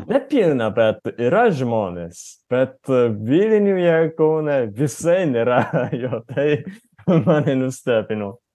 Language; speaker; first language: Lithuanian; non-native, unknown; Japanese